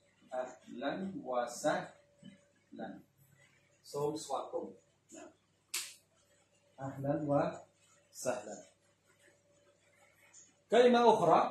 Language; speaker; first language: Arabic; non-native, fluent; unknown